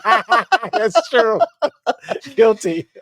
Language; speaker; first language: English; native; English